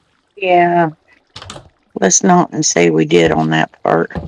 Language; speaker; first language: English; native; English